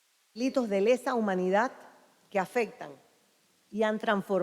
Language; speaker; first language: Spanish; native; Spanish